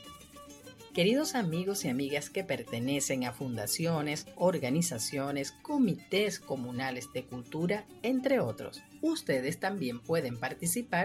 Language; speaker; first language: Spanish; native; Spanish